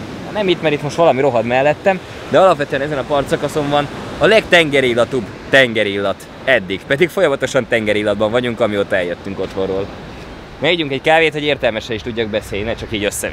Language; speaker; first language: Hungarian; native; Hungarian